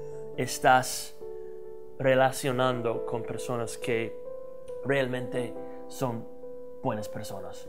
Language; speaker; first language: Spanish; non-native, fluent; English